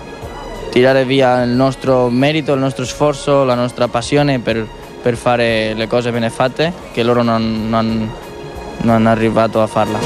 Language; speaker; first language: Italian; non-native, learner; Catalan